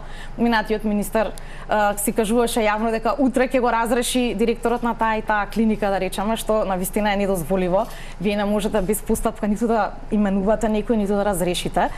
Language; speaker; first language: Macedonian; native; Macedonian